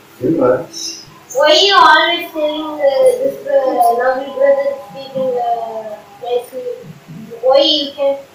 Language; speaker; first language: English; non-native, learner; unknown